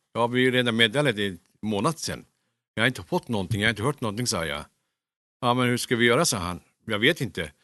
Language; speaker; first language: Swedish; non-native, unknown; Turkish